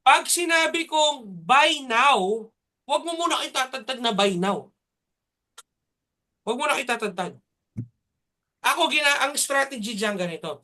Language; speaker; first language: Filipino; native; Filipino